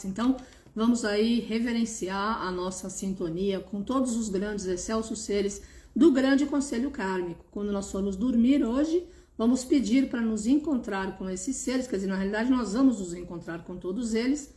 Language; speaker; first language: Portuguese; native; Portuguese